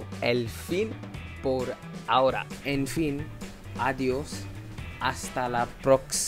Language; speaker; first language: Spanish; non-native, learner; English